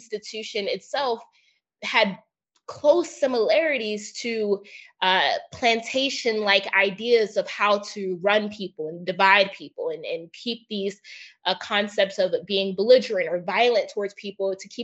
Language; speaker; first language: English; native; English